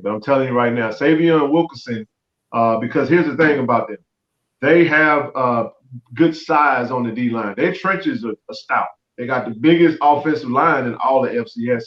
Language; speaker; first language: English; native; English